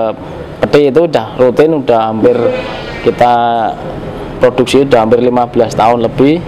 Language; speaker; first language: Indonesian; native; Indonesian